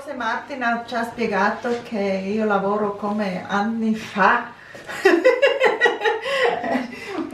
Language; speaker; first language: Italian; non-native, learner; German